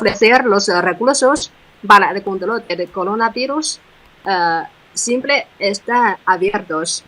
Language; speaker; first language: Spanish; non-native, fluent; Chinese